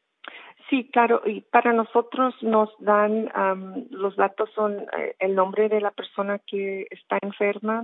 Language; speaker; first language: Spanish; early bilingual, heritage; Spanish